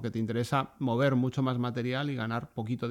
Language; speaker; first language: Spanish; native; Spanish